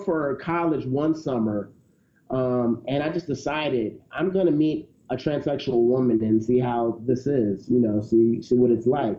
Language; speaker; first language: English; native; English